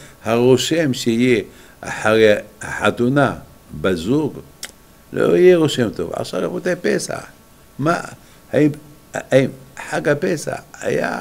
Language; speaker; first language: Hebrew; non-native, fluent; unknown